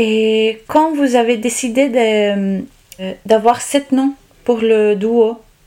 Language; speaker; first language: French; non-native, learner; Italian